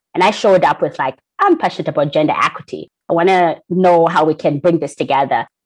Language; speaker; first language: English; non-native, local second language; Shona